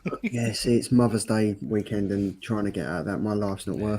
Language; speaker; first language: English; native; English